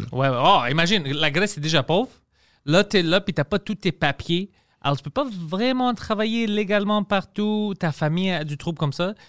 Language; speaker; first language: French; non-native, fluent; Greek